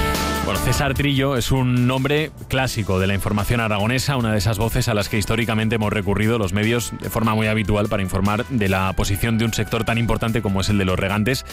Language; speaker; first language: Spanish; native; Spanish